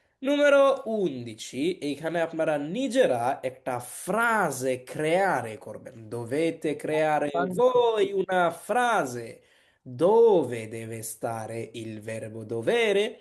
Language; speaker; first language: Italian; non-native, fluent; Bangla